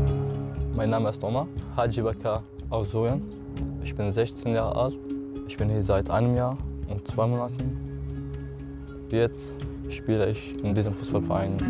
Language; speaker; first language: German; non-native, learner; Arabic